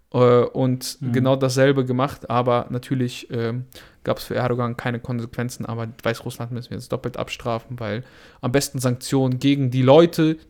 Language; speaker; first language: German; non-native, fluent; Russian